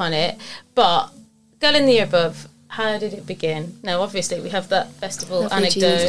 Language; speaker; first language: English; native; English